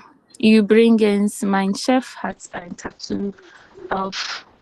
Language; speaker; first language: German; non-native, learner; Filipino